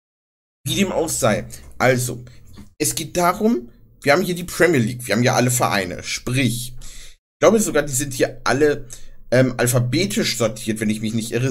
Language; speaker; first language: German; native; German